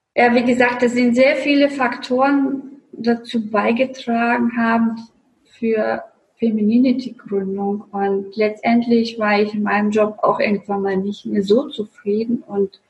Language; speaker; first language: German; non-native, fluent; Russian